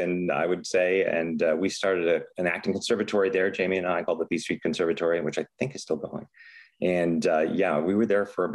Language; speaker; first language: English; native; English